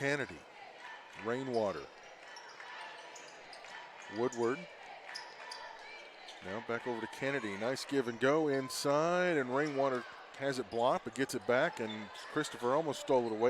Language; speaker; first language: English; native; English